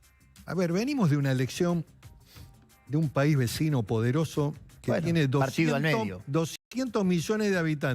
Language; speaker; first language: Spanish; native; Spanish